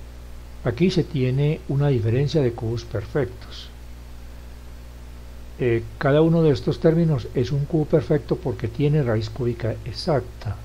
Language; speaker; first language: Spanish; native; Spanish